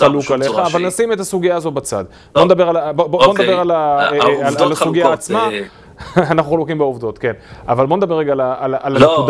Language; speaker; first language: Hebrew; native; Hebrew